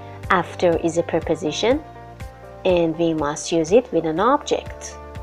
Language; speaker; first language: English; non-native, fluent; Persian